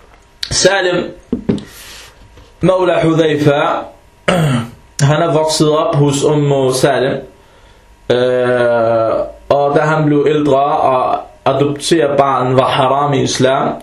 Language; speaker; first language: Danish; non-native, fluent; Arabic